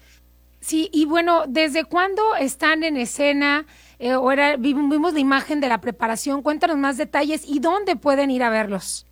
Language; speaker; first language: Spanish; native; Spanish